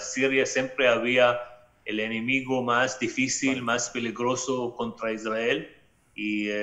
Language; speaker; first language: Spanish; non-native, fluent; Arabic